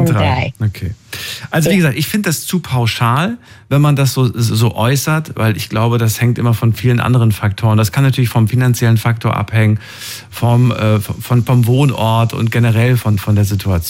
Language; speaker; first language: German; native; German